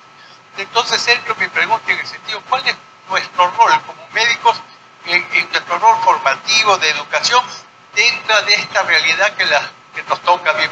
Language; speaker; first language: Spanish; native; Spanish